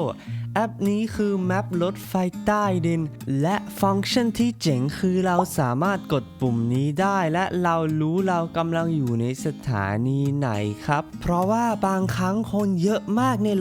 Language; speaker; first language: Thai; non-native, fluent; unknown